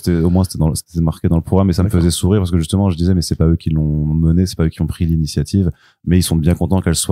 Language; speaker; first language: French; native; French